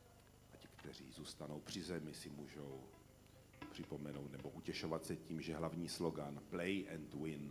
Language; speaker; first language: Czech; native; Czech